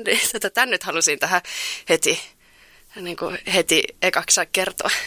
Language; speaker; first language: Finnish; native; Finnish